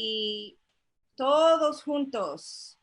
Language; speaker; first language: Spanish; non-native, fluent; English